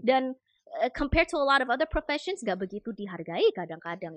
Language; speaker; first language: English; non-native, fluent; Indonesian